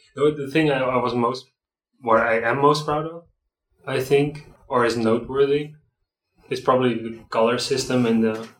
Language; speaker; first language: English; non-native, fluent; Dutch